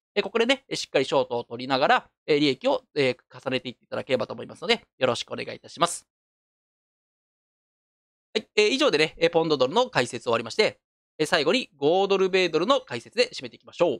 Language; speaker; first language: Japanese; native; Japanese